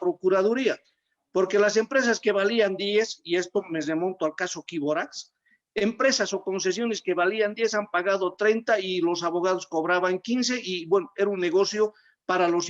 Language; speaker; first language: Spanish; native; Spanish